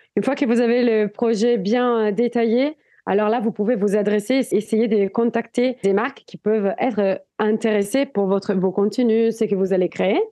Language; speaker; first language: French; non-native, fluent; Italian